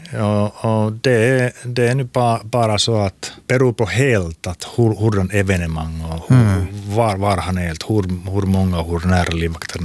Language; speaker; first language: Swedish; non-native, local second language; Finnish